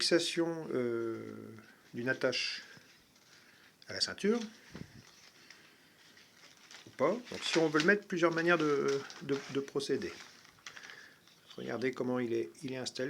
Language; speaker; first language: French; native; French